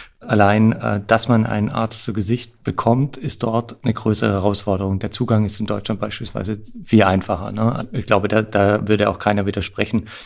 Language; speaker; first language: German; native; German